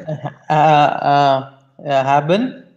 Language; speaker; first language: German; non-native, learner; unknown